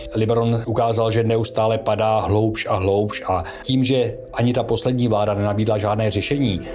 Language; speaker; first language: Czech; native; Czech